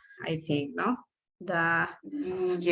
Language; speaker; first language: English; non-native, learner; Spanish